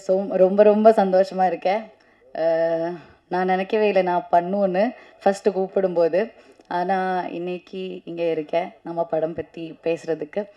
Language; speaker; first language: Tamil; non-native, learner; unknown